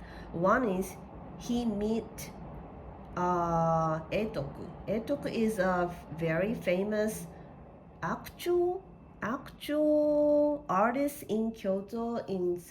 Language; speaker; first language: English; non-native, learner; Japanese